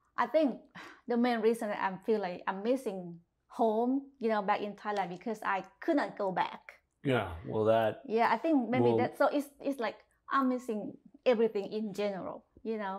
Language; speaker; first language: English; non-native, fluent; Thai